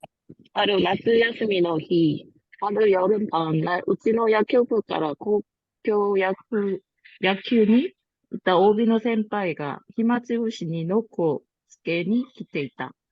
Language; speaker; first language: Japanese; non-native, learner; Korean